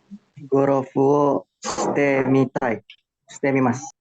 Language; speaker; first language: Japanese; non-native, learner; Indonesian